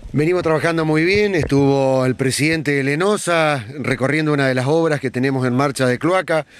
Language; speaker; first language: Spanish; native; Spanish